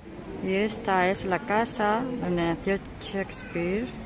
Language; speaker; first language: Spanish; native; Spanish